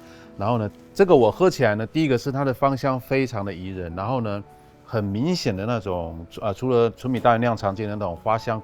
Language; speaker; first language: Chinese; native; Chinese